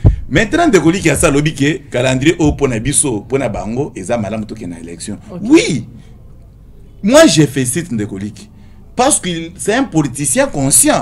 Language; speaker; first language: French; non-native, local second language; Lingala